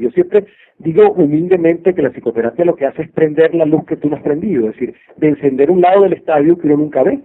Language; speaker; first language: Spanish; native; Spanish